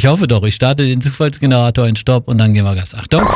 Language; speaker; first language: German; native; German